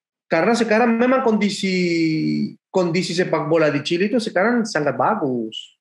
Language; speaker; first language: Indonesian; non-native, fluent; Spanish